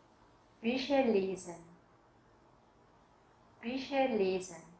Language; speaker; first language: German; non-native, fluent; Vietnamese